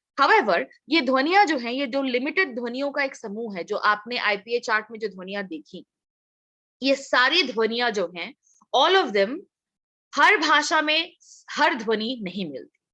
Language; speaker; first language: Hindi; non-native, local second language; Assamese